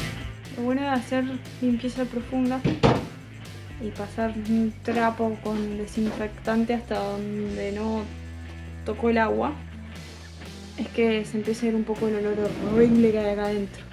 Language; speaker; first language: Spanish; native; Spanish